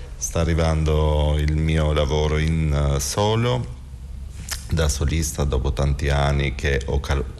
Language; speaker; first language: Italian; non-native, fluent; Albanian